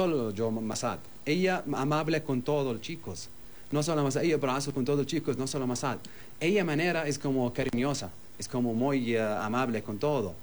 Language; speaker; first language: Spanish; non-native, learner; Arabic